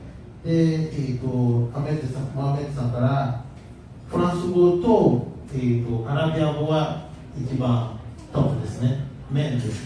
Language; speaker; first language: Japanese; non-native, learner; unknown